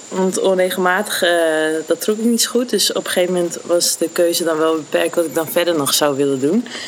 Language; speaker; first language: Dutch; native; Dutch